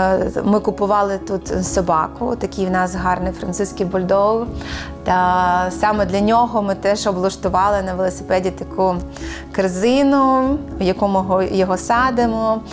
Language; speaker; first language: Ukrainian; native; Ukrainian